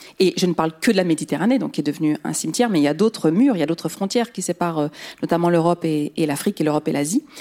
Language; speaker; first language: French; early bilingual, other home language; Riffian